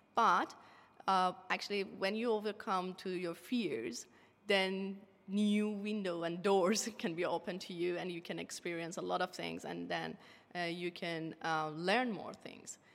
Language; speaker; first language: English; non-native, fluent; Persian